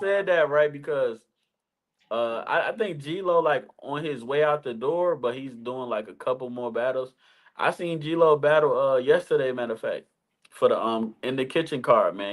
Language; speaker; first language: English; native; English